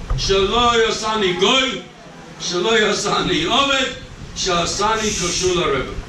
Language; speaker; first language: Hebrew; non-native, fluent; English